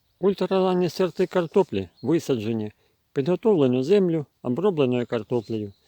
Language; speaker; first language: Ukrainian; native; Ukrainian